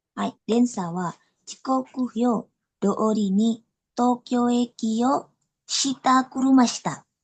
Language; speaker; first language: Japanese; non-native, learner; Indonesian